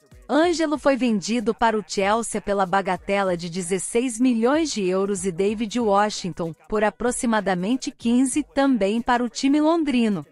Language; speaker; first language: Portuguese; native; Portuguese